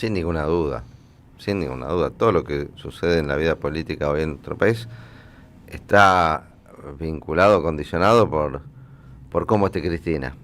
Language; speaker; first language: Spanish; native; Spanish